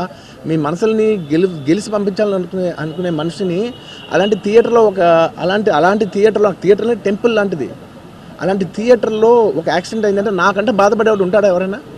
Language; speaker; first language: Telugu; native; Telugu